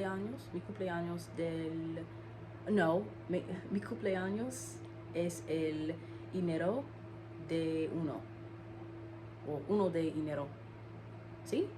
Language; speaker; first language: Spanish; non-native, learner; English